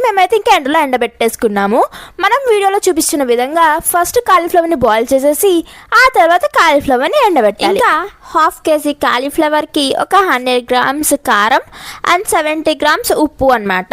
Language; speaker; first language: Telugu; native; Telugu